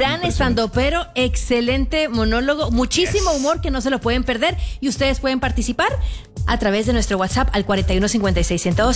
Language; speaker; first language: Spanish; native; Spanish